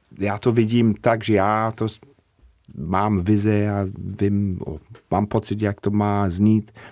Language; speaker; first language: Czech; non-native, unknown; English